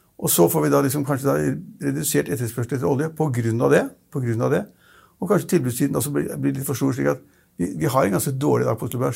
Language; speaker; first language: Norwegian; native; Norwegian